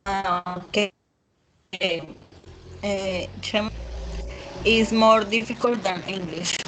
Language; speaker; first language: English; non-native, learner; Spanish